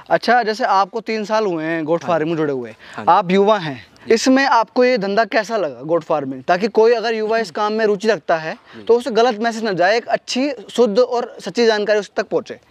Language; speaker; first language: Hindi; native; Hindi